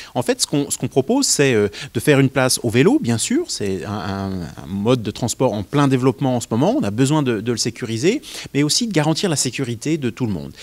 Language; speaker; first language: French; native; French